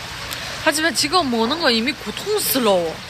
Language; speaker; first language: Korean; non-native, learner; Chinese